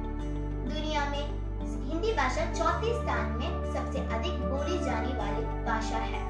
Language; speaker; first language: Hindi; non-native, local second language; Malayalam